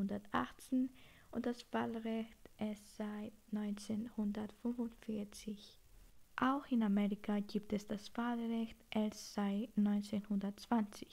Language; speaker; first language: German; non-native, learner; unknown